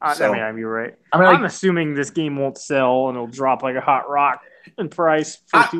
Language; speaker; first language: English; native; English